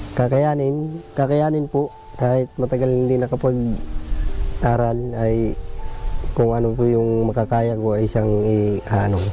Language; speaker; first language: Filipino; native; Filipino